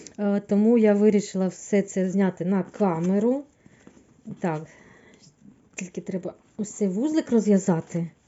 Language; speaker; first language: Ukrainian; non-native, local second language; Russian